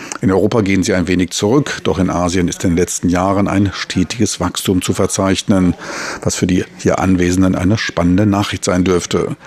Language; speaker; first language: German; native; German